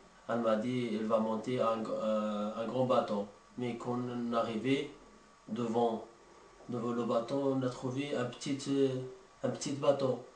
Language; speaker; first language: French; non-native, learner; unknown